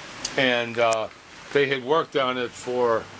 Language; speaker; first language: English; native; English